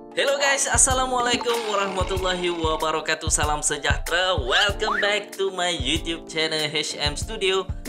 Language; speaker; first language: Malay; native; Malay